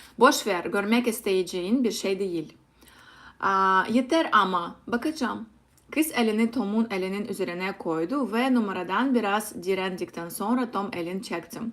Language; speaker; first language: Turkish; non-native, learner; Russian